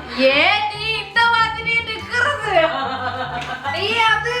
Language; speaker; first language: Tamil; non-native, learner; Malayalam